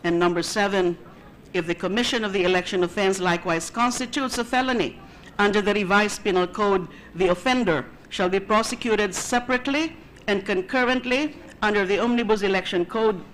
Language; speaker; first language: English; non-native, local second language; Filipino